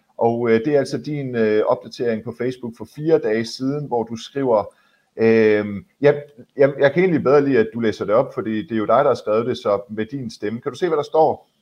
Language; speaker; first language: Danish; early bilingual, other home language; Persian